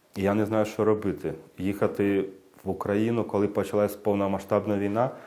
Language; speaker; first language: Ukrainian; native; Ukrainian